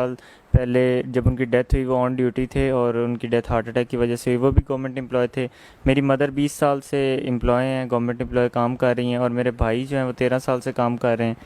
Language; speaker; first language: Urdu; native; Urdu